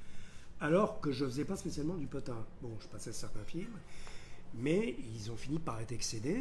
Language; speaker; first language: French; native; French